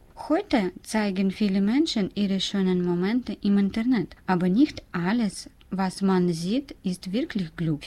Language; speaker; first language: German; non-native, learner; Russian